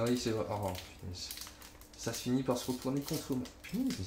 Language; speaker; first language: French; native; French